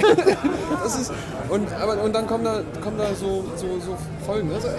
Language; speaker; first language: German; non-native, fluent; English